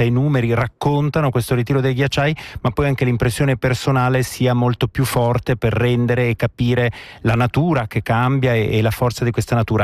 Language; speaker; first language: Italian; native; Italian